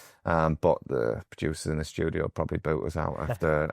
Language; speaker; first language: English; native; English